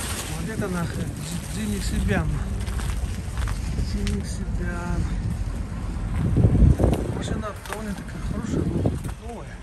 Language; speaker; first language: Russian; native; Russian